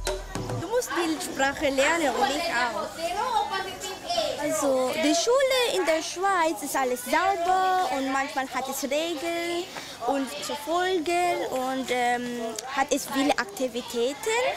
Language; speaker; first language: German; non-native, learner; Cebuano